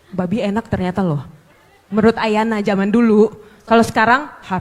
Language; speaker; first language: Indonesian; native; Indonesian